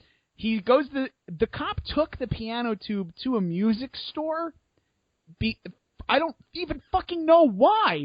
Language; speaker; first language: English; native; English